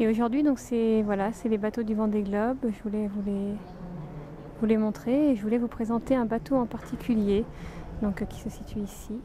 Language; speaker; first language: French; native; French